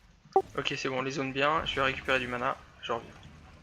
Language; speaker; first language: French; native; French